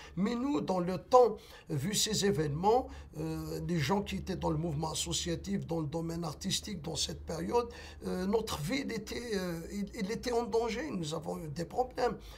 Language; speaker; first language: French; non-native, local second language; Kabyle